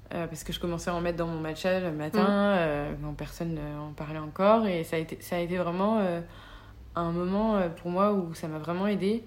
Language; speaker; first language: French; native; French